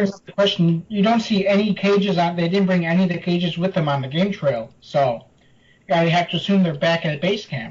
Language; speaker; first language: English; native; English